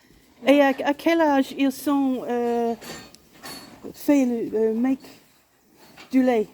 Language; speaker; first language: French; non-native, learner; English